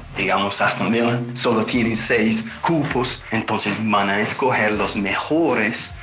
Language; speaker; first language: Spanish; non-native, fluent; English